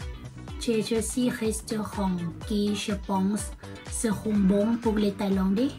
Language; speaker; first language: French; non-native, learner; Thai